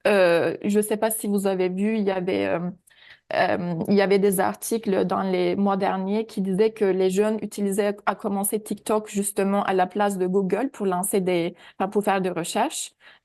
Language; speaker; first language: French; native; French